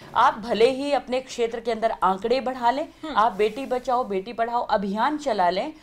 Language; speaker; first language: Hindi; native; Hindi